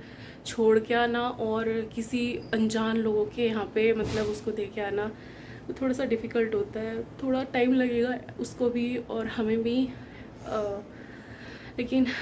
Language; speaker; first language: Hindi; native; Hindi